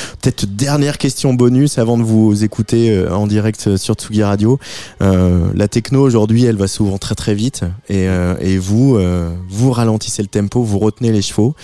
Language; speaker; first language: French; native; French